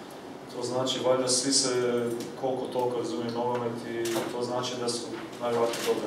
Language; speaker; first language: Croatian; early bilingual, heritage; Croatian